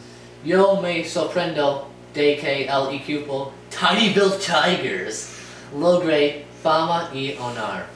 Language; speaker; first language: Spanish; non-native, learner; English